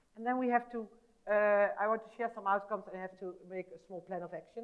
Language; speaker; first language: English; non-native, fluent; Dutch